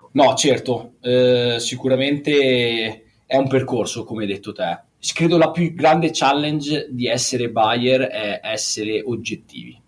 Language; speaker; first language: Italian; native; Italian